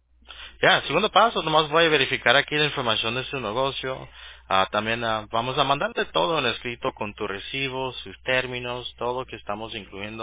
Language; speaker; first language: Spanish; early bilingual, heritage; Spanish